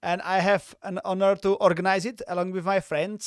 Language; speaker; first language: English; non-native, fluent; Czech